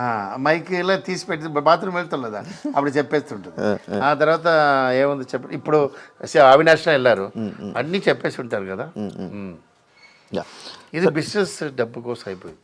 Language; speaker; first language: Telugu; non-native, learner; Tamil